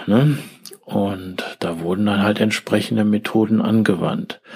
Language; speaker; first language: German; native; German